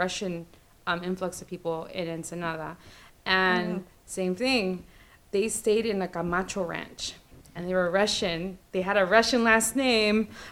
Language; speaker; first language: English; native; English